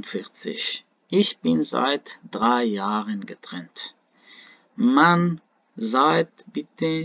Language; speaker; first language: German; non-native, learner; Baluchi